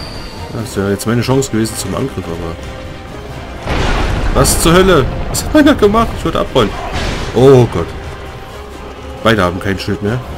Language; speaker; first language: German; native; German